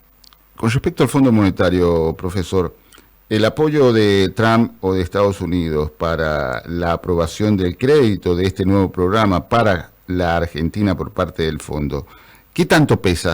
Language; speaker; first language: Spanish; native; Spanish